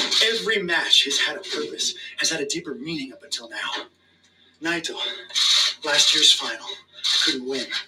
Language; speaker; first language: English; native; English